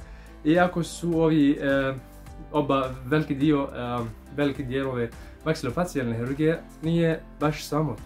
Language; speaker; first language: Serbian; non-native, learner; Arabic